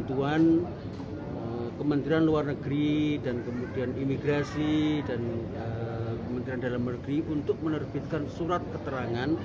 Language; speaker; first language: Indonesian; native; Indonesian